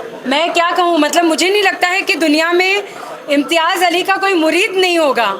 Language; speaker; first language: Hindi; native; Hindi